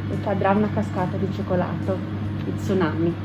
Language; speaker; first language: Italian; non-native, fluent; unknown